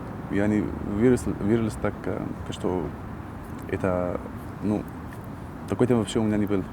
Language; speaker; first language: Russian; non-native, learner; Arabic